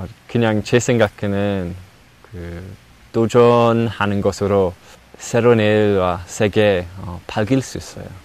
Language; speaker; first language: Korean; non-native, learner; English